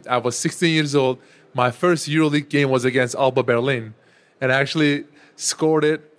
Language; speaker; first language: English; non-native, fluent; Turkish